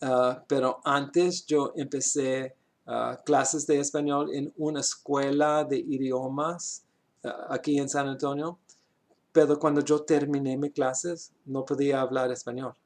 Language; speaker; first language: Spanish; non-native, learner; English